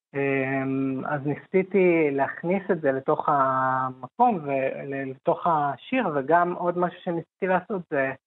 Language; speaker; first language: Hebrew; early bilingual, other home language; Hindi